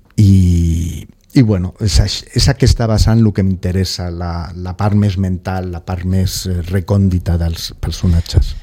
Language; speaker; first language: Catalan; non-native, local second language; Spanish